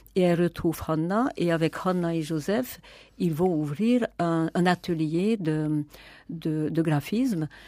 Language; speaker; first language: French; non-native, fluent; Hungarian